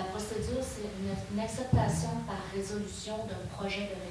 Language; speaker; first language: French; native; French